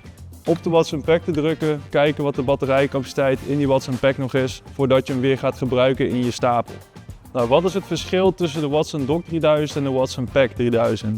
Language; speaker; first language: Dutch; native; Dutch